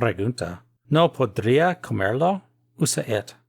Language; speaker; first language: Spanish; non-native, fluent; English